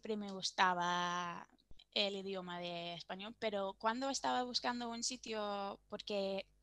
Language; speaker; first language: Spanish; non-native, learner; English